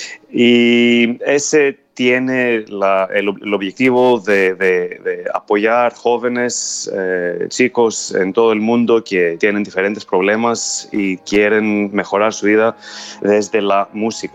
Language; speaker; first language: Spanish; non-native, fluent; Greek